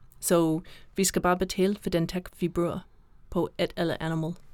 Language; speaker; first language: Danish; non-native, fluent; English